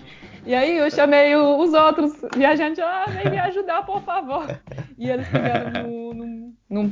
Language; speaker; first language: Portuguese; non-native, fluent; French